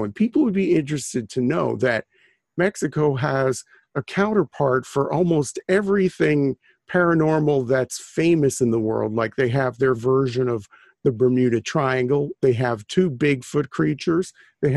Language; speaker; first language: English; native; English